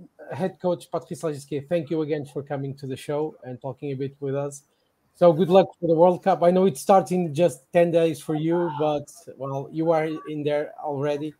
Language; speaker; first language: English; non-native, fluent; Portuguese